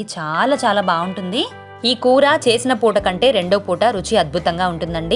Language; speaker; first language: Telugu; native; Telugu